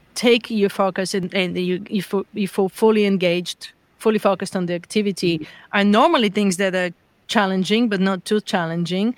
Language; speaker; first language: English; non-native, fluent; Bulgarian